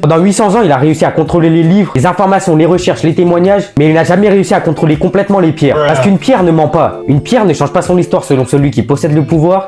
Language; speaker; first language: French; native; French